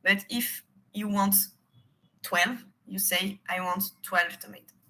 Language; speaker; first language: English; non-native, learner; French